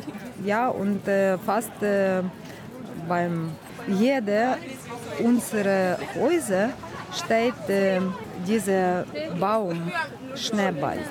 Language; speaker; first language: German; non-native, learner; Ukrainian